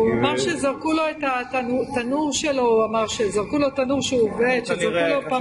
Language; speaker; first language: Hebrew; native; Hebrew